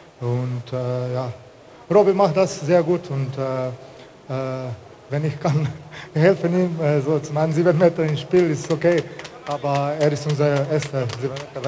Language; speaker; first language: German; non-native, learner; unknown